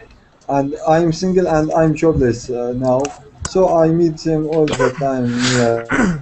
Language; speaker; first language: English; non-native, learner; Arabic